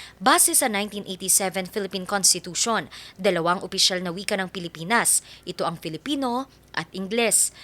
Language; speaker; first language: Filipino; native; Filipino